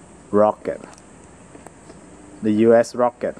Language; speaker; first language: English; non-native, fluent; Vietnamese